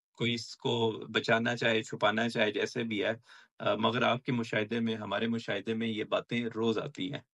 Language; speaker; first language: Urdu; non-native, local second language; Punjabi